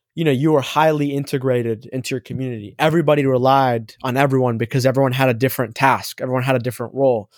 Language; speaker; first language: English; native; English